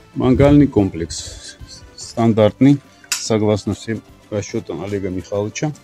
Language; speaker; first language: Russian; non-native, local second language; Georgian